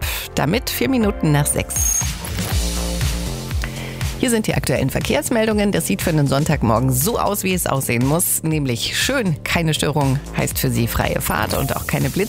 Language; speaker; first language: German; native; German